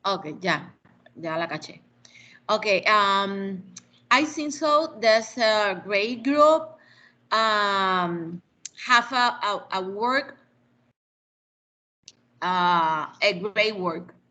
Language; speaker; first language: English; non-native, learner; Spanish